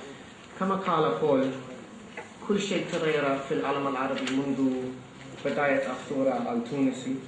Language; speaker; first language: Arabic; non-native, fluent; English